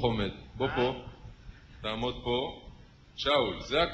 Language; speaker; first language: Hebrew; native; Hebrew